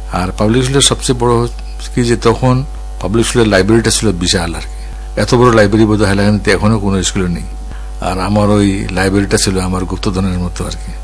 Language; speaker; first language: Bangla; non-native, local second language; Hindi